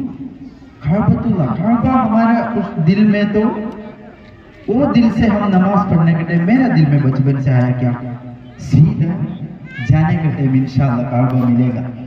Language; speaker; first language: Hindi; non-native, local second language; Malayalam